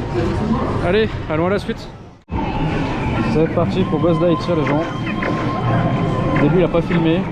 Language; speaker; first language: French; native; French